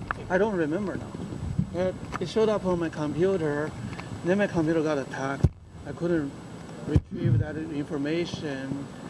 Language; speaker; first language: English; non-native, fluent; Chinese